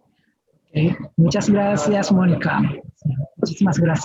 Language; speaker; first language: Spanish; non-native, fluent; Japanese